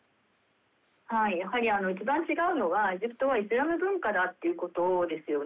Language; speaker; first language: Japanese; native; Japanese